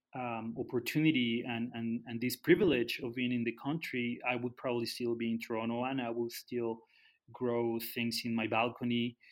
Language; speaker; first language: English; non-native, fluent; Spanish